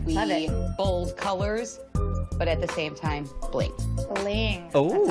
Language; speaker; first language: English; native; English